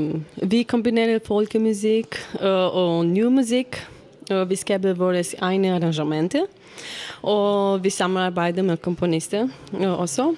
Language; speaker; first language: Danish; non-native, learner; Romanian